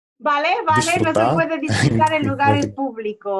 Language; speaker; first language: Italian; non-native, learner; Spanish